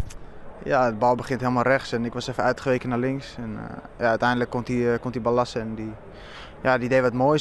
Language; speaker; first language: Dutch; native; Dutch